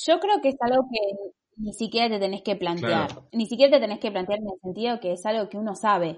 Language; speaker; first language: Spanish; native; Spanish